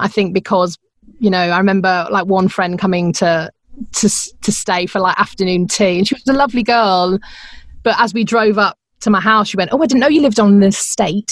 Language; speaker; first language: English; native; English